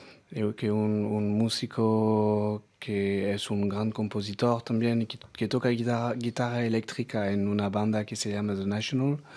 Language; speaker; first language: Spanish; non-native, learner; French